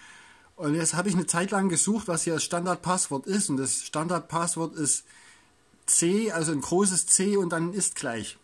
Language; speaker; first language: German; native; German